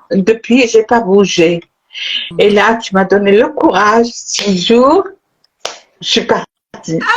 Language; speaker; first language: French; non-native, local second language; Arabic